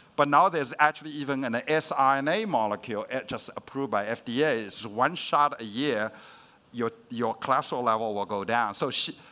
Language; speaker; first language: English; non-native, fluent; Chinese